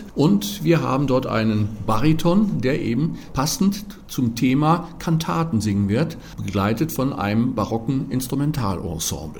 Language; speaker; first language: German; native; German